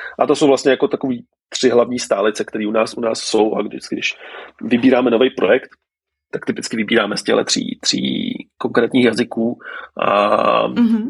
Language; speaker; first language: Czech; native; Czech